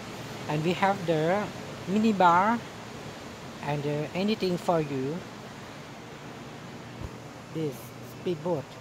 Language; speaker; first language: English; non-native, learner; Thai